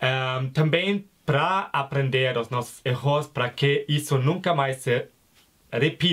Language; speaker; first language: Portuguese; non-native, fluent; German